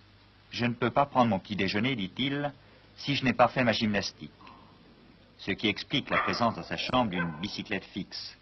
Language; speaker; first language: French; native; French